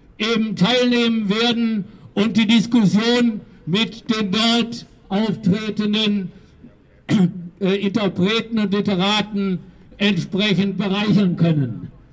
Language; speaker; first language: German; native; German